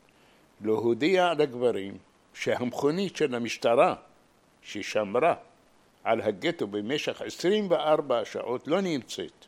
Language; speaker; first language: Hebrew; non-native, fluent; Arabic